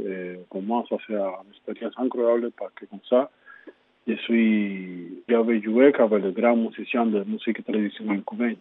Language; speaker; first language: French; non-native, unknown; Spanish